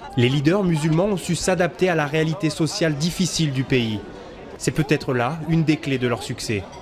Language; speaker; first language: French; native; French